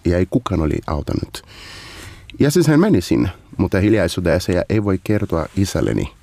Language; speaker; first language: Finnish; non-native, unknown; Portuguese